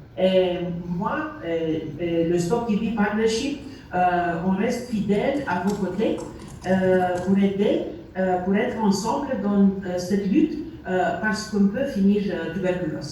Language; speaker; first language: French; non-native, learner; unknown